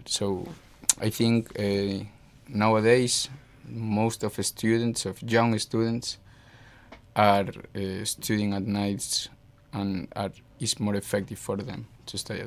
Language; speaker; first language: English; non-native, fluent; Spanish